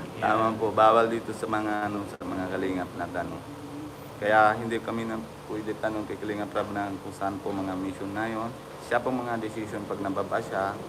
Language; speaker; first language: Filipino; non-native, learner; Punjabi